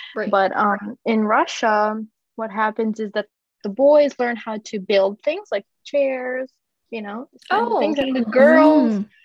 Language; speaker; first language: English; early bilingual, other home language; Japanese